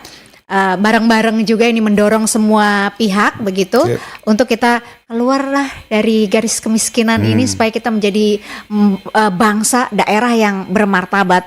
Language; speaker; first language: Indonesian; native; Indonesian